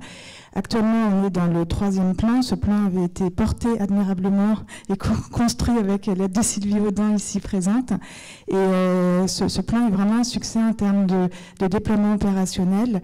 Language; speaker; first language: French; native; French